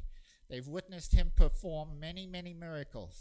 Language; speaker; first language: English; native; English